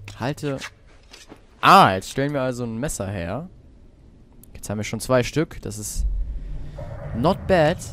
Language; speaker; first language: German; native; German